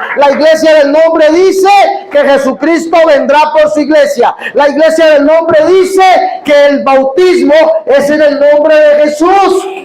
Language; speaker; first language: Spanish; native; Spanish